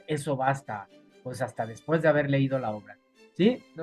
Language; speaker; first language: Spanish; native; Spanish